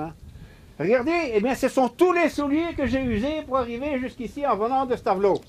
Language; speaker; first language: French; native; French